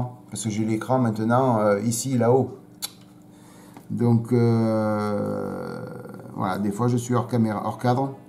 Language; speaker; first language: French; native; French